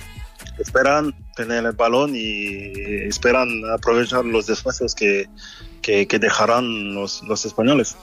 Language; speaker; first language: Spanish; non-native, fluent; French